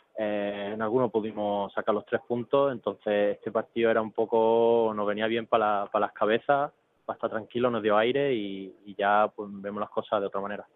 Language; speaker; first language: Spanish; early bilingual, other home language; English